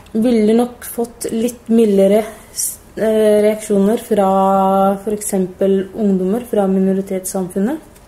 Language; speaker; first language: Norwegian; early bilingual, other home language; Somali